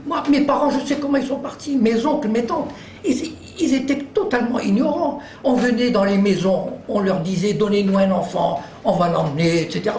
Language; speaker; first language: French; native; French